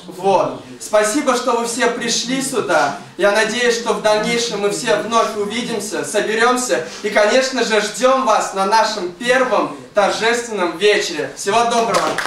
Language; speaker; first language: Russian; native; Russian